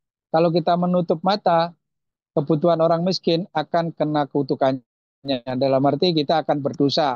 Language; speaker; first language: Indonesian; native; Indonesian